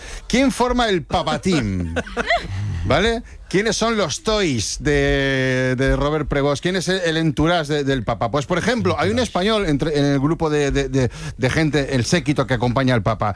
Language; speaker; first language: Spanish; native; Spanish